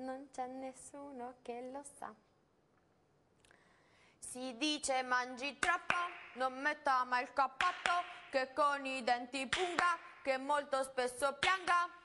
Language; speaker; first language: Italian; native; Italian